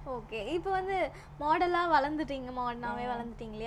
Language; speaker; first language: Tamil; native; Tamil